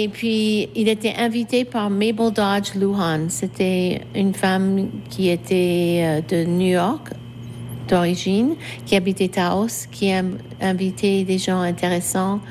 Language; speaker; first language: French; non-native, fluent; English